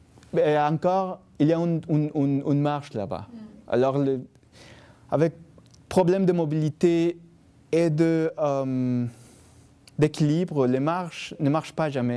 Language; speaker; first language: French; non-native, fluent; Spanish